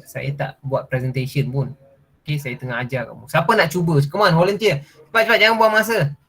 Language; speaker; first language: Malay; non-native, local second language; Tamil